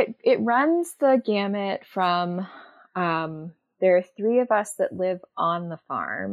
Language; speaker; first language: English; native; English